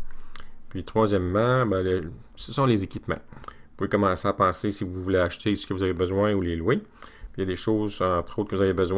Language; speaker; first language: French; native; French